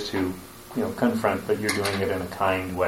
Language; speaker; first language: English; native; English